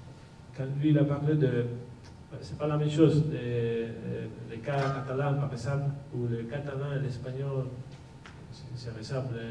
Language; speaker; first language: French; non-native, fluent; Basque